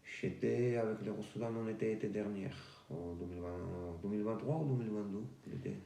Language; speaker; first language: French; non-native, fluent; Georgian